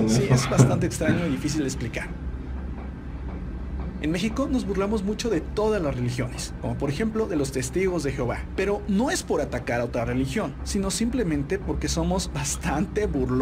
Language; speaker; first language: Spanish; native; Spanish